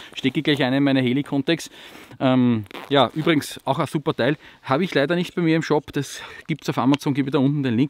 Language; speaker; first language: German; native; German